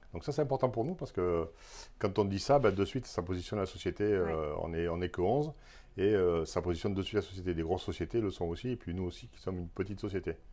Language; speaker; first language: French; native; French